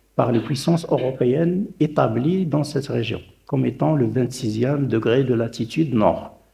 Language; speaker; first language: French; non-native, local second language; Arabic